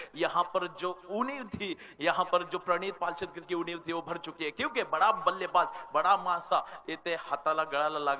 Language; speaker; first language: Hindi; non-native, local second language; Marathi